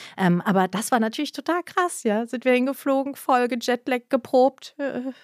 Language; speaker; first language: German; native; German